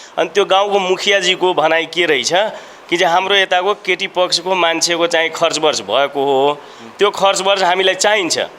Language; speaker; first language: Nepali; non-native, local second language; Maithili